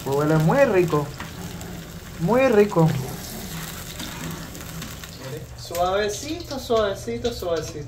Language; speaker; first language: Spanish; native; Spanish